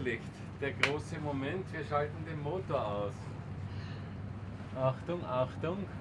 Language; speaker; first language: German; native; German